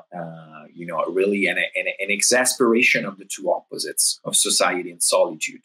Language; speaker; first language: English; non-native, fluent; Italian